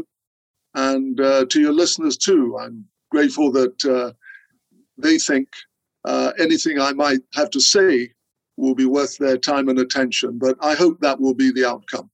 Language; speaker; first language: English; non-native, local second language; Akan